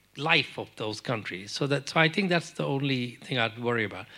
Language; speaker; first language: English; non-native, local second language; Urdu